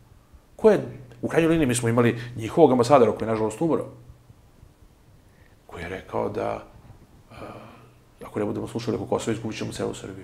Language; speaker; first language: Serbian; native; Serbian